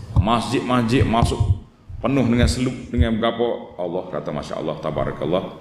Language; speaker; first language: Malay; native; Malay